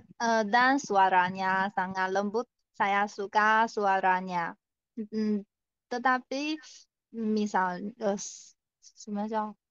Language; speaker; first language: Indonesian; non-native, learner; Chinese